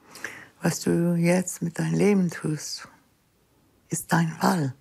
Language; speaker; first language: German; non-native, learner; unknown